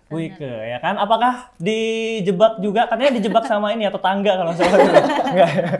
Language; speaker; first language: Indonesian; native; Indonesian